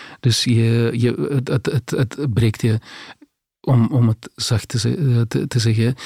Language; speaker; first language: Dutch; non-native, fluent; Russian